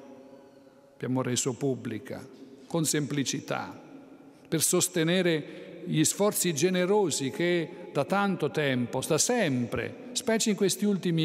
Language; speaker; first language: Italian; native; Italian